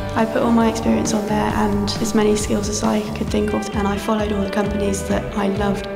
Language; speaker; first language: English; native; English